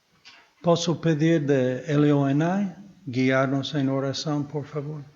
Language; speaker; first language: Portuguese; non-native, fluent; English